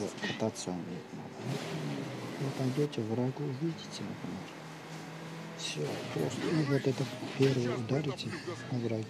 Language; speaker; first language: Russian; non-native, local second language; Uzbek